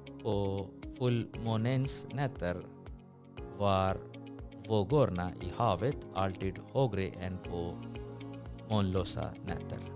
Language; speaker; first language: Swedish; non-native, fluent; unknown